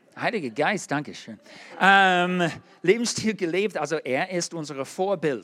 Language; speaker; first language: German; non-native, learner; English